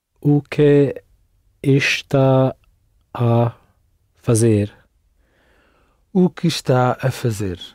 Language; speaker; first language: Portuguese; non-native, learner; English